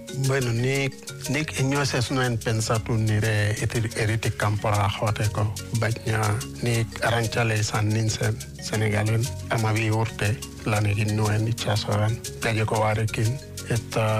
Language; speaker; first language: Basque; non-native, fluent; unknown